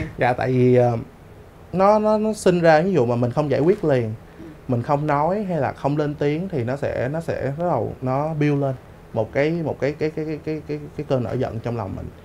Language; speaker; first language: Vietnamese; early bilingual, other home language; English